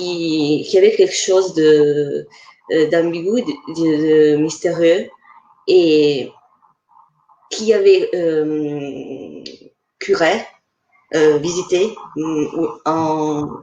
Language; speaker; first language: French; non-native, fluent; Italian